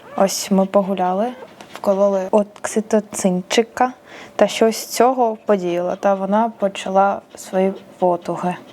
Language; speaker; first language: Ukrainian; non-native, local second language; Russian